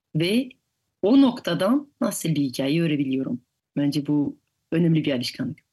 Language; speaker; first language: Turkish; non-native, fluent; French